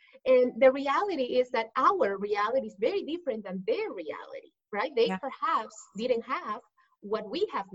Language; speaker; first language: English; non-native, fluent; Spanish